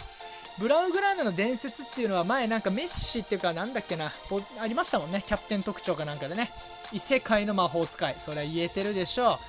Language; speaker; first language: Japanese; native; Japanese